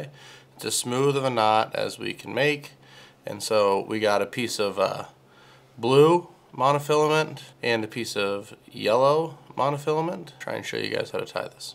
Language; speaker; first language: English; native; English